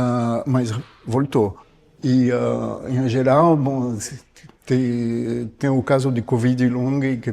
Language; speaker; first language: Portuguese; non-native, fluent; French